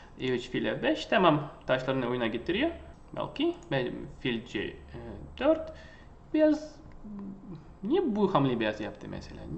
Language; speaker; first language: Turkish; non-native, fluent; Russian